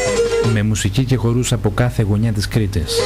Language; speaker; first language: Greek; native; Greek